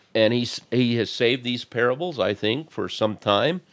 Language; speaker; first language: English; native; English